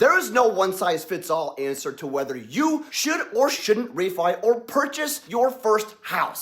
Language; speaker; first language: English; native; English